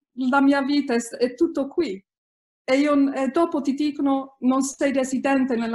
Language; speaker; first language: Italian; early bilingual, heritage; Italian